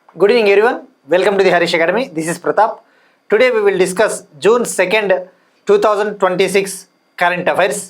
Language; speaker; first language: English; non-native, local second language; Telugu